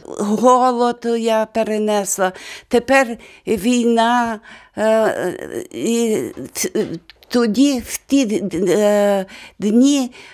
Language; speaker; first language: Ukrainian; native; Ukrainian